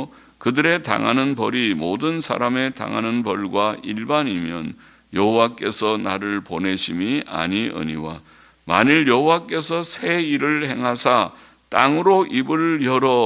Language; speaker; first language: Korean; native; Korean